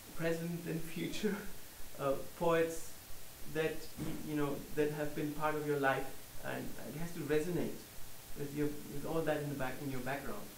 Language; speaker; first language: English; non-native, fluent; German